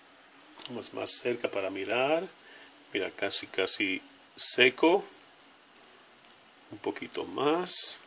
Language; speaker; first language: Spanish; non-native, learner; Hebrew